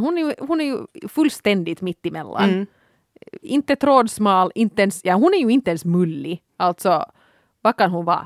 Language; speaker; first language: Swedish; native; Swedish